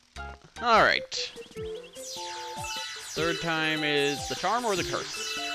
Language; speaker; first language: English; native; English